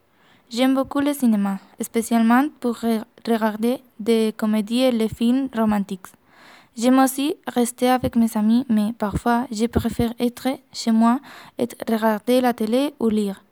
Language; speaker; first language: French; non-native, learner; Spanish